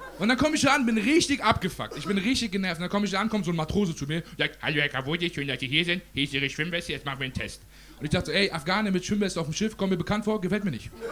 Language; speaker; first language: German; early bilingual, other home language; Persian